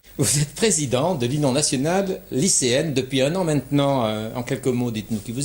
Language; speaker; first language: French; native; French